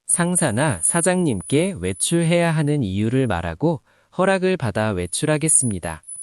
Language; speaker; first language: Korean; non-native, learner; Nepali